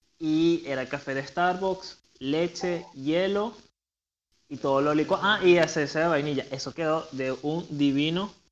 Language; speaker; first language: Spanish; native; Spanish